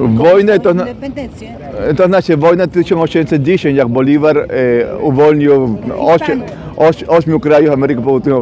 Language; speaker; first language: Polish; non-native, fluent; Spanish